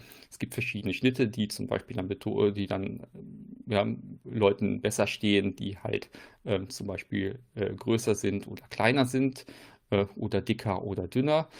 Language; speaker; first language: German; native; German